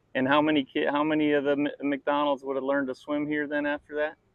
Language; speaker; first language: English; native; English